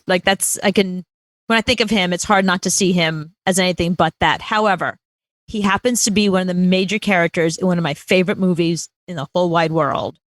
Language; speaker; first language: English; native; English